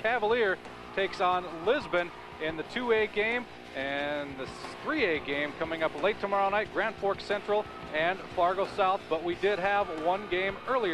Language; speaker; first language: English; native; English